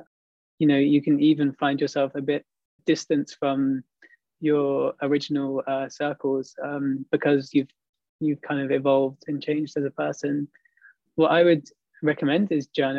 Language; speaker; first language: English; native; English